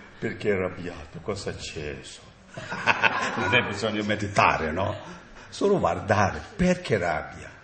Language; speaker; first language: Italian; non-native, learner; Tibetan